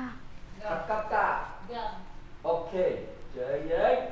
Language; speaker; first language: Vietnamese; non-native, learner; Korean